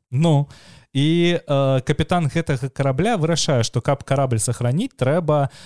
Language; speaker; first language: Belarusian; non-native, local second language; Russian